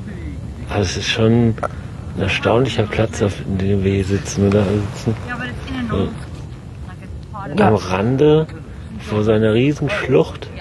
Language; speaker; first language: German; native; German